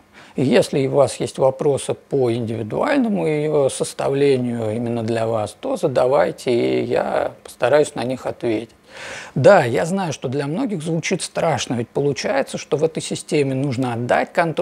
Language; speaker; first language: Russian; native; Russian